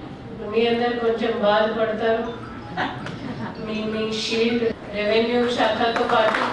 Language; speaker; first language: Telugu; native; Telugu